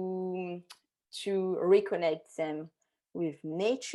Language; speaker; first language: English; non-native, fluent; French